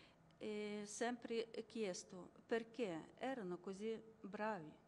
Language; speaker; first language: Italian; non-native, learner; Ukrainian